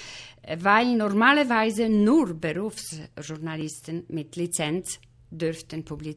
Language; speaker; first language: German; non-native, fluent; Polish